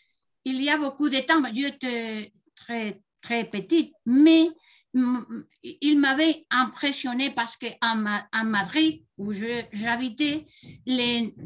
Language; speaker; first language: French; non-native, fluent; Spanish